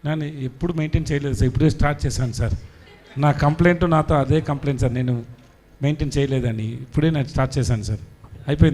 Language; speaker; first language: Telugu; non-native, learner; Tamil